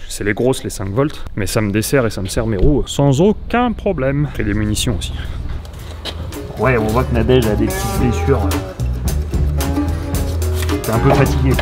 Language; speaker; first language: French; native; French